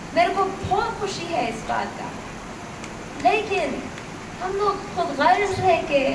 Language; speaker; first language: Hindi; early bilingual, other home language; Urdu